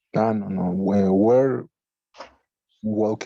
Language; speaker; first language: English; non-native, learner; Spanish